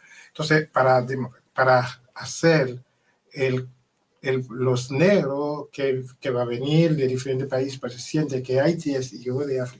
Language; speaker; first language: Spanish; non-native, learner; Haitian Creole